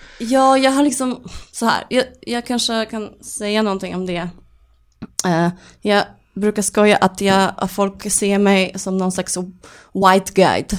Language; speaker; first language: Swedish; non-native, fluent; Polish